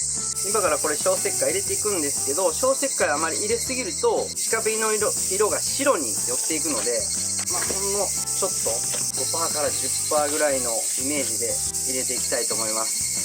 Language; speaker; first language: Japanese; native; Japanese